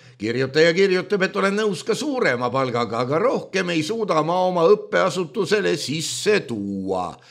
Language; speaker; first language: Estonian; native; Estonian